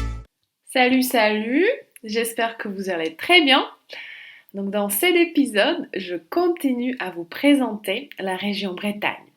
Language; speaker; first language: French; non-native, fluent; Slovak